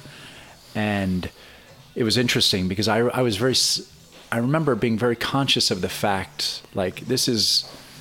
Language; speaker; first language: English; native; English